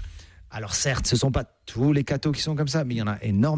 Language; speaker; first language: French; native; French